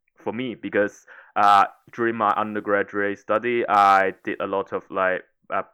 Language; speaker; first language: English; non-native, local second language; Cantonese